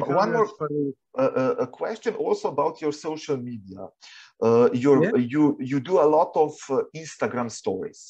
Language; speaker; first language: English; non-native, fluent; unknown